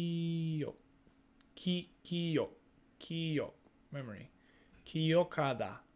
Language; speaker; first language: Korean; non-native, learner; English